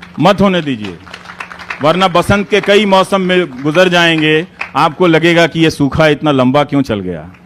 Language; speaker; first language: Hindi; native; Hindi